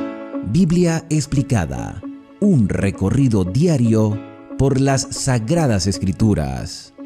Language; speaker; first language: Spanish; native; Spanish